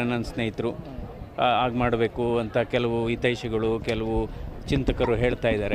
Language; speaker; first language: Kannada; native; Kannada